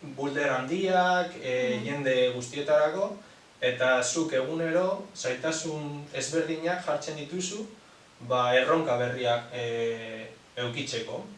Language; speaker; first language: Basque; non-native, local second language; Spanish